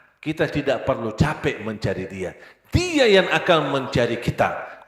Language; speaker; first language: Indonesian; non-native, fluent; Arabic